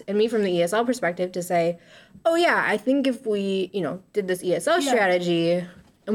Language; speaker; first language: English; native; English